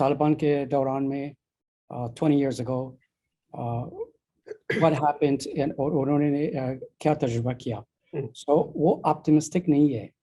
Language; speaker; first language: Hindi; non-native, learner; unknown